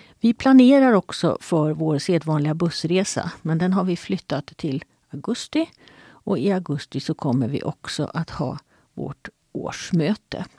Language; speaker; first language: Swedish; native; Swedish